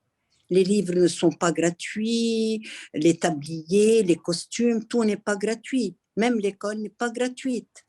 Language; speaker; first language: French; non-native, local second language; Arabic